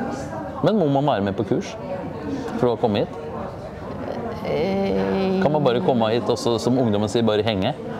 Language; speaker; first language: Norwegian; native; Norwegian